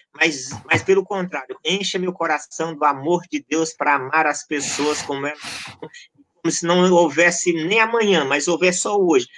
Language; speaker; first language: Portuguese; native; Portuguese